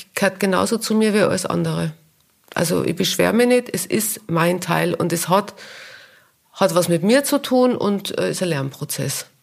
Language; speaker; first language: German; native; German